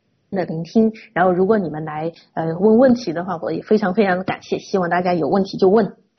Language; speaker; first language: Chinese; native; Chinese